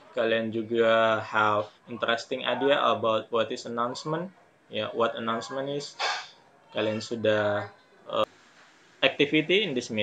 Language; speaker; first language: English; non-native, fluent; Indonesian